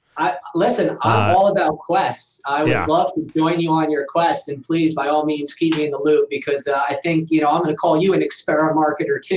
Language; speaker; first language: English; native; English